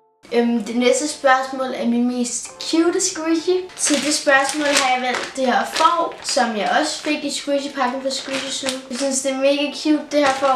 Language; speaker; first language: Danish; native; Danish